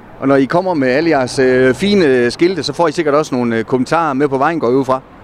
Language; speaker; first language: Danish; native; Danish